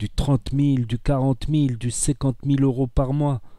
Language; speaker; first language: French; native; French